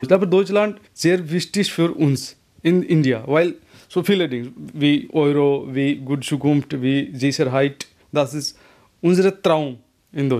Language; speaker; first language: German; non-native, learner; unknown